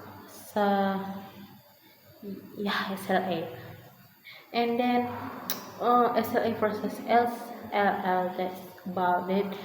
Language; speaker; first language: English; non-native, learner; Indonesian